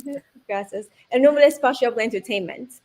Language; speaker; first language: Spanish; non-native, learner; English